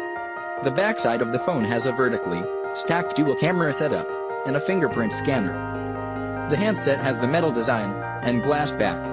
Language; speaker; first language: English; non-native, local second language; Odia